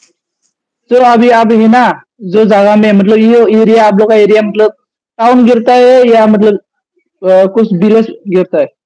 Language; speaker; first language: Hindi; non-native, local second language; Bodo